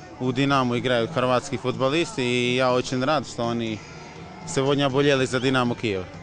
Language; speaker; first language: Russian; non-native, fluent; Croatian